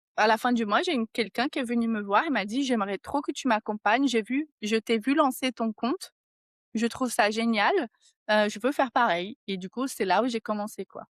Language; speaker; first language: French; non-native, fluent; Portuguese